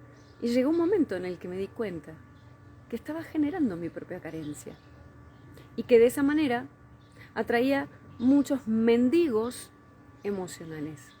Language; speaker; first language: Spanish; native; Spanish